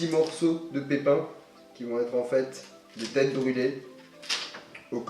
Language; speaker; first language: French; native; French